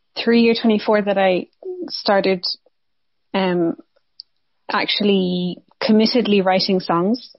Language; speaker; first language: English; native; English